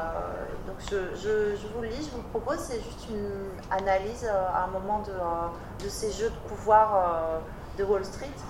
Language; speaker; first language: French; native; French